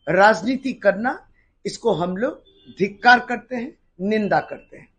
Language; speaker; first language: Hindi; non-native, local second language; Bangla